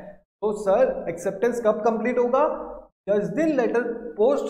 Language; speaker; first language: Hindi; native; Hindi